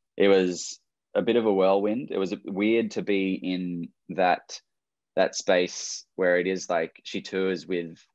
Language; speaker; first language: English; native; English